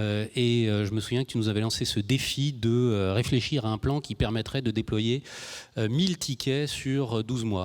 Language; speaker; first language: French; native; French